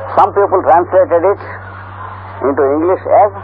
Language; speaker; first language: English; non-native, local second language; Telugu